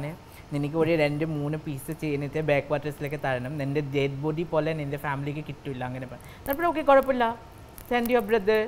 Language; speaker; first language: Malayalam; non-native, local second language; Assamese